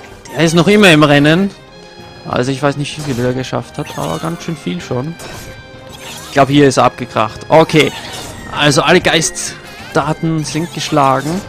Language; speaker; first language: German; native; German